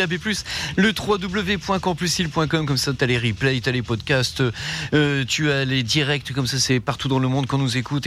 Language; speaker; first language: French; native; French